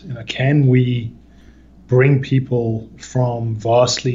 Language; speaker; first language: English; native; English